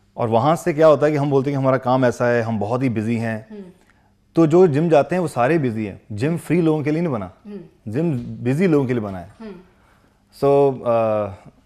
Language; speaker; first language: Hindi; non-native, local second language; Punjabi